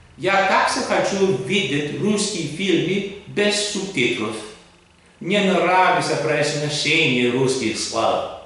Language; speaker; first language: Russian; non-native, learner; Greek